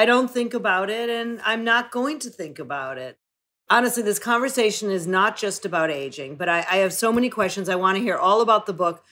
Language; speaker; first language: English; native; English